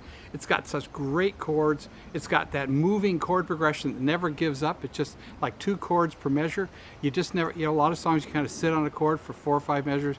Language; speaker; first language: English; native; English